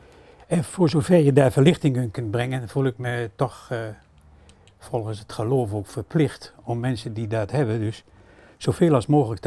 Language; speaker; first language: Dutch; native; Dutch